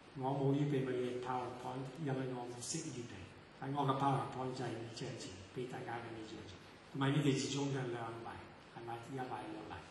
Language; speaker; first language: Cantonese; non-native, fluent; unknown